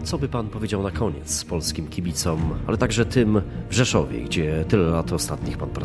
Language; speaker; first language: Polish; native; Polish